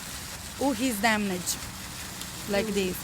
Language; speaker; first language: English; non-native, learner; Italian